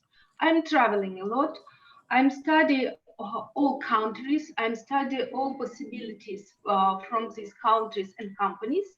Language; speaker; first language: English; non-native, learner; Russian